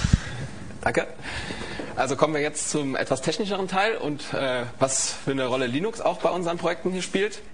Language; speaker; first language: German; native; German